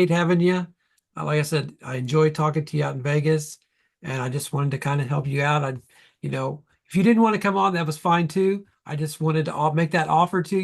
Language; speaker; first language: English; native; English